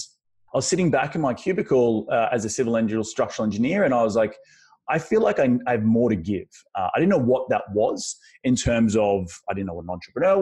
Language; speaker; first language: English; native; English